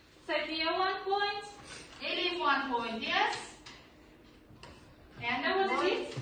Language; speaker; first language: English; non-native, learner; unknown